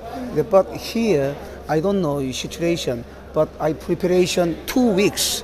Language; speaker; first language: English; non-native, learner; Korean